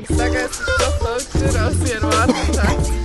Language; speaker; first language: German; native; German